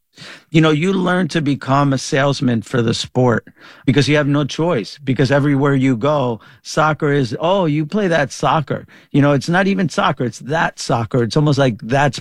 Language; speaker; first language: English; early bilingual, other home language; Spanish